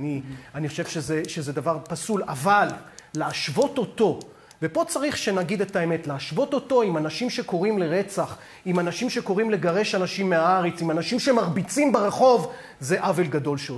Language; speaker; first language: Hebrew; native; Hebrew